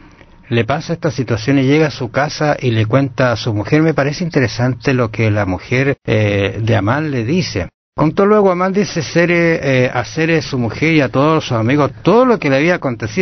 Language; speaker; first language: Spanish; native; Spanish